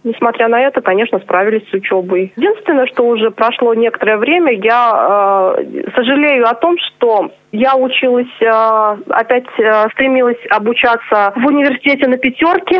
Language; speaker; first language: Russian; non-native, local second language; Chuvash